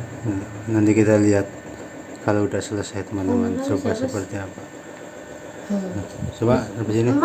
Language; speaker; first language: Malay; non-native, local second language; Javanese